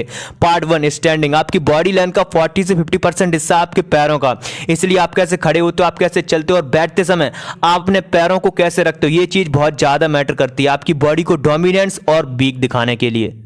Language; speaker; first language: Hindi; native; Hindi